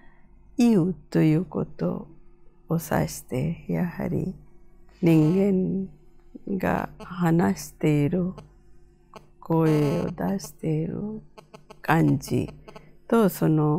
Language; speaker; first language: Japanese; non-native, fluent; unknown